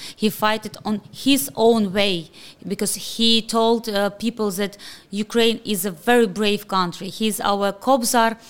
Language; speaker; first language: English; non-native, fluent; Ukrainian